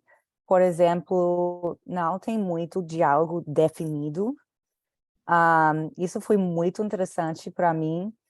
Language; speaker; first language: Portuguese; non-native, fluent; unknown